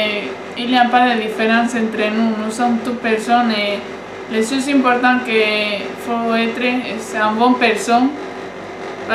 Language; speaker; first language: French; non-native, learner; Spanish